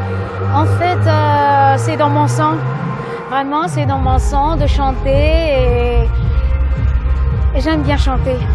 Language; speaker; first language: French; non-native, local second language; Malagasy